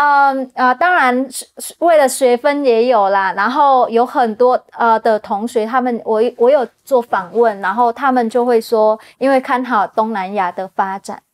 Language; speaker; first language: Chinese; non-native, fluent; Vietnamese